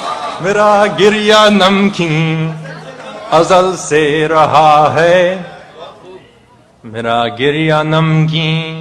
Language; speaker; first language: Urdu; non-native, fluent; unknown